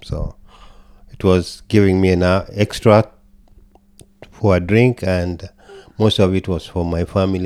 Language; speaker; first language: English; non-native, local second language; Gusii